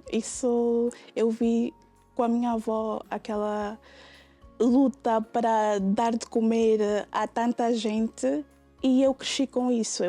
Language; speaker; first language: Portuguese; native; Portuguese